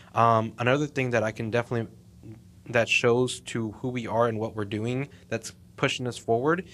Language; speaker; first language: English; native; English